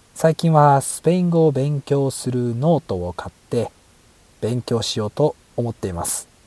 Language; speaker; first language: Japanese; native; Japanese